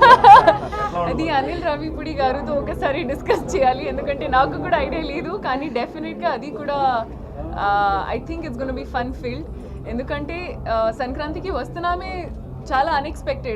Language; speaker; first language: Telugu; non-native, learner; Hindi